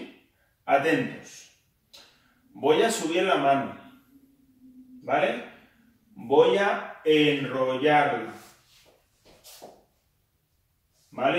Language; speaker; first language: Spanish; native; Spanish